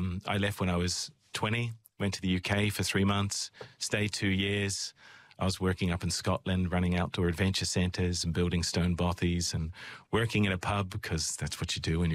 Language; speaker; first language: English; native; English